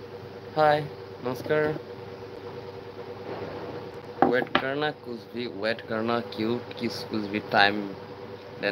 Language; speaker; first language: Hindi; non-native, learner; Bangla